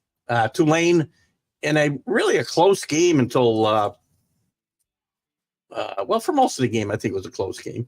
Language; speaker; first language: English; native; English